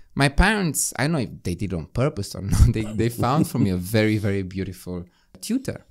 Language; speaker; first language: English; non-native, fluent; Romanian